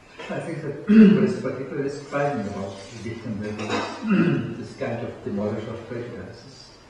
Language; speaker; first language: English; non-native, fluent; Spanish